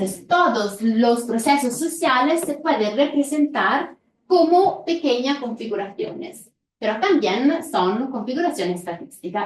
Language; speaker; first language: Spanish; non-native, fluent; Italian